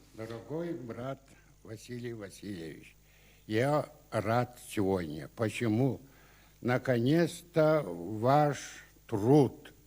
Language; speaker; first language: Russian; non-native, local second language; Yakut